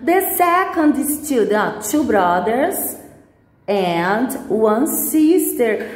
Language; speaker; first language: English; non-native, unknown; Portuguese